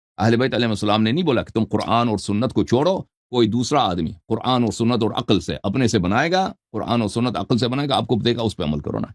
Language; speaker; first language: Urdu; non-native, fluent; Persian